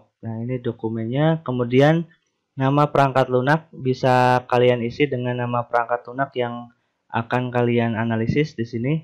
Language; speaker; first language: Indonesian; native; Indonesian